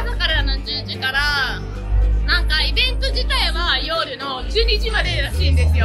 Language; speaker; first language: Japanese; non-native, fluent; Italian